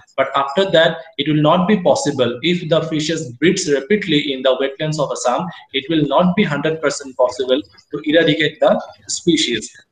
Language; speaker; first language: English; non-native, local second language; Assamese